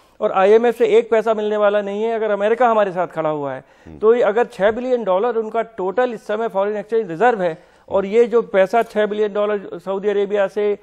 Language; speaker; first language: Hindi; native; Hindi